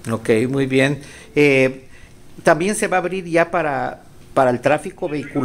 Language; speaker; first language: Spanish; native; Spanish